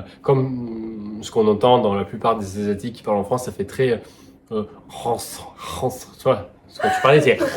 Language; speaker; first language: French; native; French